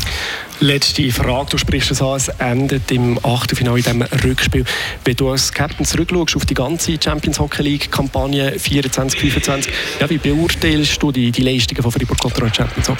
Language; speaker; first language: German; native; German